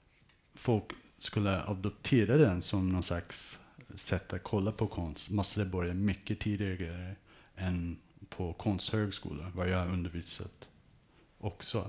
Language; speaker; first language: Swedish; early bilingual, heritage; English